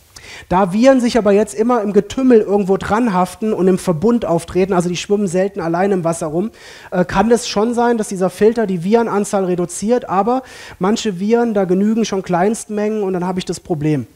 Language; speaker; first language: German; native; German